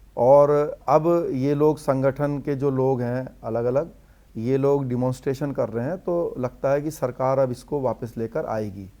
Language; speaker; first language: Hindi; native; Hindi